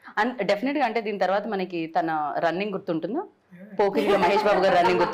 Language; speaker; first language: Telugu; native; Telugu